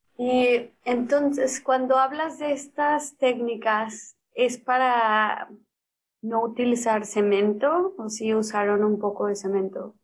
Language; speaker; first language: Spanish; native; Spanish